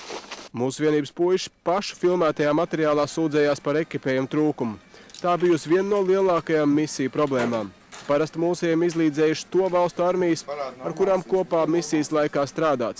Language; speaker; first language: Latvian; native; Latvian